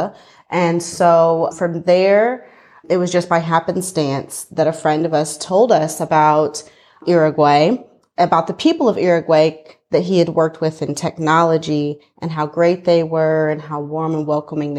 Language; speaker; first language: English; native; English